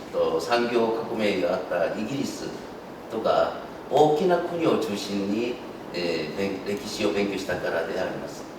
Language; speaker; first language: Japanese; non-native, fluent; Korean